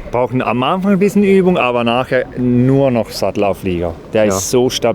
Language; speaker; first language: German; native; German